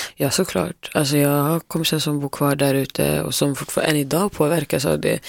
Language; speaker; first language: Swedish; early bilingual, other home language; Somali